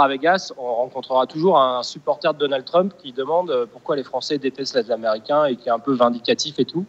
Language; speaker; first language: French; native; French